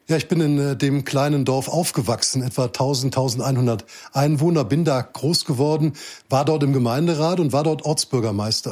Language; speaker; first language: German; native; German